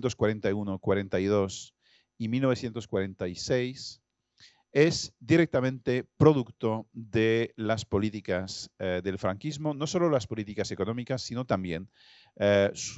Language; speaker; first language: Spanish; non-native, fluent; French